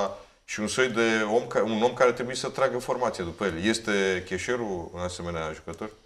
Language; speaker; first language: Romanian; native; Romanian